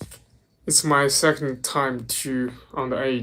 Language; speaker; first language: English; non-native, learner; Chinese